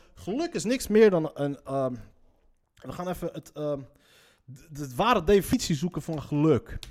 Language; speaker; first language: Dutch; early bilingual, other home language; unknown